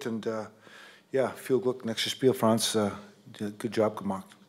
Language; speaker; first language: German; non-native, fluent; English